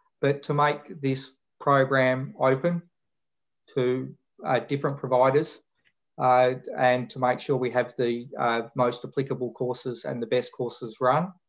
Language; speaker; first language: English; native; English